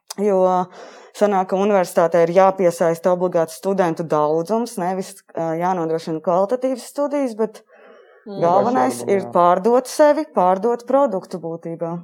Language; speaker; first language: Latvian; native; Latvian